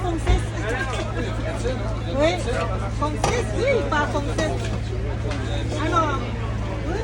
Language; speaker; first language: French; non-native, learner; Thai